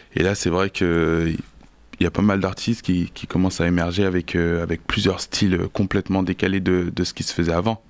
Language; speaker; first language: French; native; French